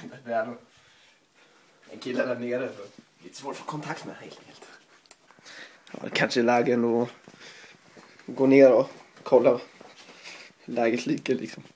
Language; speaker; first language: Swedish; native; Swedish